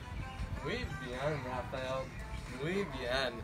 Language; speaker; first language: Spanish; non-native, learner; English